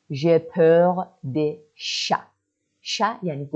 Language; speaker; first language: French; non-native, fluent; Persian